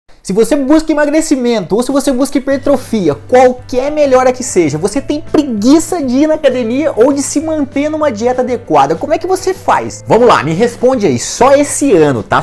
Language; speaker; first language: Portuguese; native; Portuguese